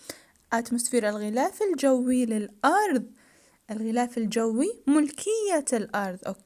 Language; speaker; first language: Arabic; native; Arabic